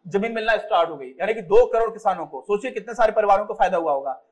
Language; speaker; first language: Hindi; native; Hindi